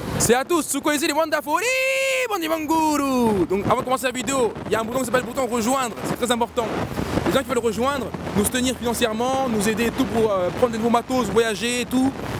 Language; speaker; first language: French; native; French